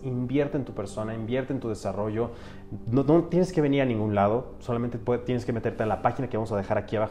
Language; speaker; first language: Spanish; native; Spanish